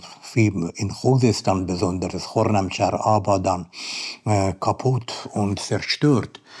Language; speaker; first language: German; non-native, learner; Persian